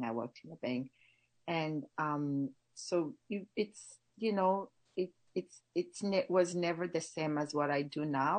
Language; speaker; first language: English; non-native, local second language; Kinyarwanda